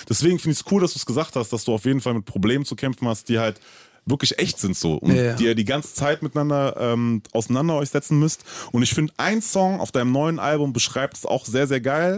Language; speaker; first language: German; native; German